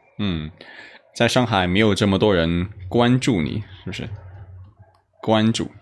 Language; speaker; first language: Chinese; native; Chinese